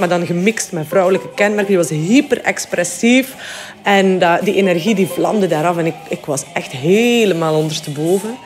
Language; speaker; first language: Dutch; native; Dutch